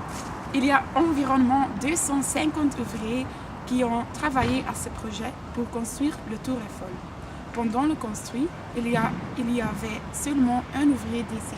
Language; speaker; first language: French; non-native, learner; Dutch